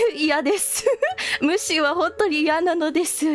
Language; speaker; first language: Japanese; non-native, learner; English